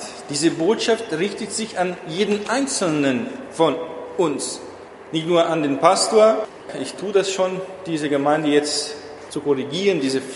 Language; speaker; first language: German; non-native, fluent; Portuguese